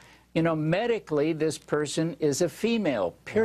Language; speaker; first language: English; native; English